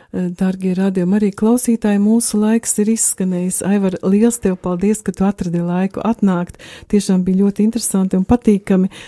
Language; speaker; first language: Latvian; native; Latvian